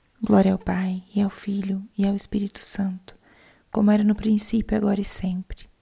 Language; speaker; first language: Portuguese; native; Portuguese